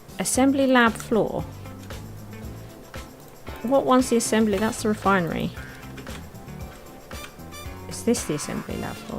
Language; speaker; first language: English; native; English